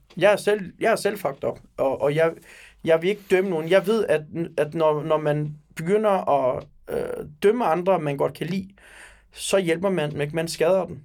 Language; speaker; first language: Danish; early bilingual, other home language; Turkish